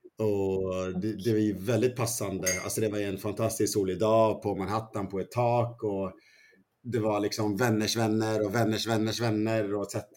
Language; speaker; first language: Swedish; early bilingual, other home language; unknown